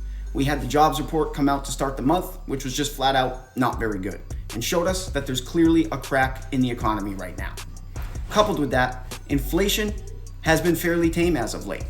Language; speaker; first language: English; native; English